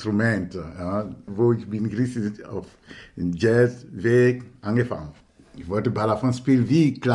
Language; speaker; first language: German; non-native, learner; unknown